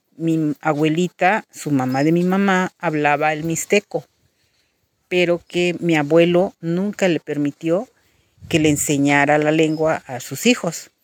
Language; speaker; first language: Spanish; native; Spanish